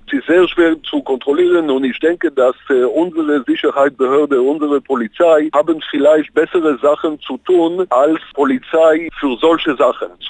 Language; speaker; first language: German; non-native, fluent; Hebrew